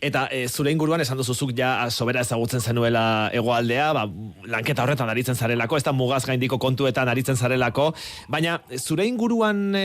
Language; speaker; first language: Basque; native; Basque